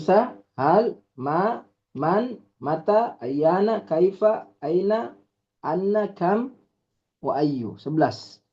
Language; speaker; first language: Arabic; non-native, fluent; Indonesian